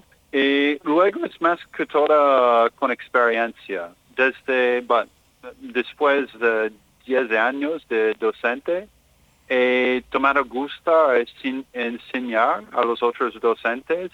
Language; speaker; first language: Spanish; non-native, learner; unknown